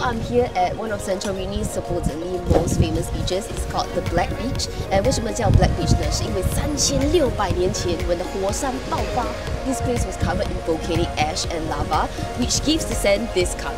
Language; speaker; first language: English; non-native, local second language; Chinese